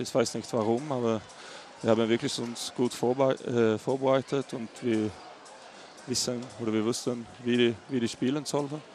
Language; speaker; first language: German; non-native, fluent; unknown